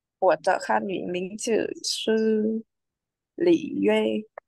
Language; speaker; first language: Chinese; non-native, learner; Vietnamese